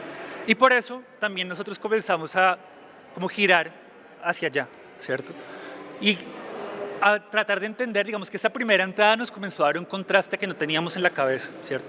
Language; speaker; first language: Spanish; native; Spanish